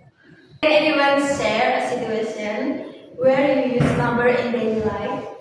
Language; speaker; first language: English; non-native, learner; Indonesian